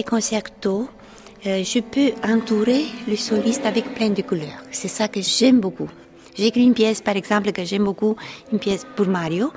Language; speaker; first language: French; non-native, fluent; Romanian